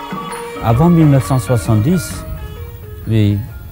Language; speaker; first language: French; non-native, fluent; Khmer